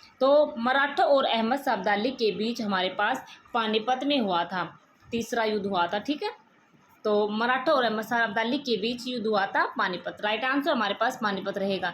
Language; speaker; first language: Hindi; native; Hindi